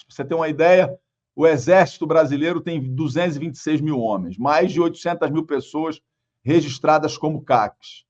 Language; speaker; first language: Portuguese; native; Portuguese